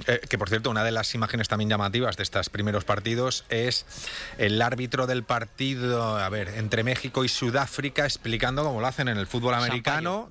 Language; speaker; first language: Spanish; native; Spanish